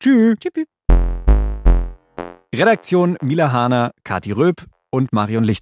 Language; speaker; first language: German; native; German